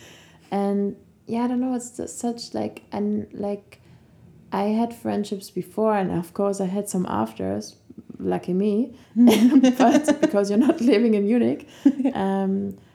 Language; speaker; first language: English; non-native, fluent; German